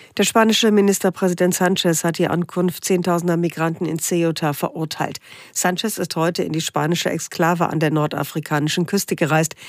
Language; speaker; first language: German; native; German